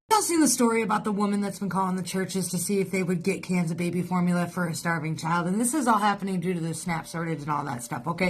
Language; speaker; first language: English; native; English